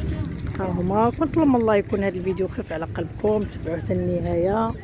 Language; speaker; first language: Arabic; native; Arabic